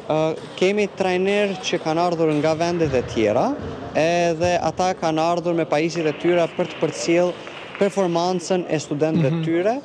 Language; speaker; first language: Albanian; native; Albanian